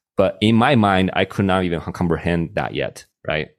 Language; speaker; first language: English; non-native, fluent; Chinese